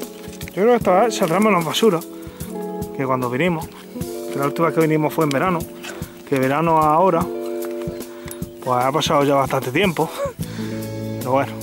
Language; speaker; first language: Spanish; native; Spanish